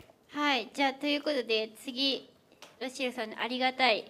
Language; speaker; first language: Japanese; native; Japanese